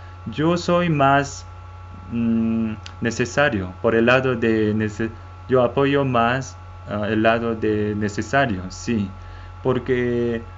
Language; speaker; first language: Spanish; non-native, fluent; Korean